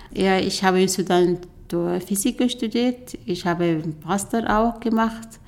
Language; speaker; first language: German; non-native, learner; Arabic